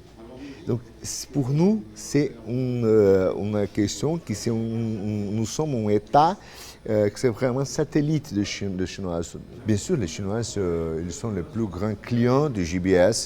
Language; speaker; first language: French; non-native, fluent; Portuguese